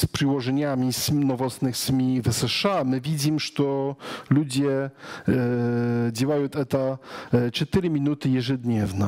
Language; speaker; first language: Russian; non-native, learner; Polish